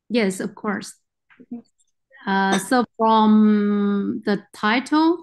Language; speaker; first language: English; non-native, learner; Vietnamese